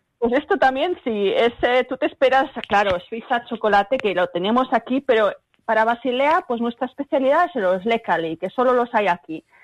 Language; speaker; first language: Spanish; early bilingual, other home language; German